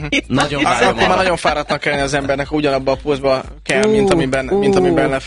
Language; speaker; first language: Hungarian; native; Hungarian